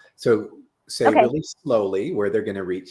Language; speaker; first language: English; native; English